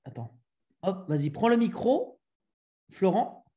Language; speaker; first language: French; native; French